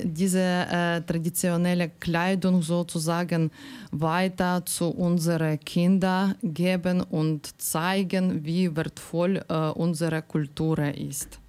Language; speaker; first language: German; non-native, learner; Ukrainian